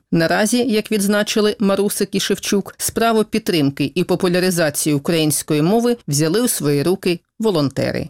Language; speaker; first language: Ukrainian; native; Ukrainian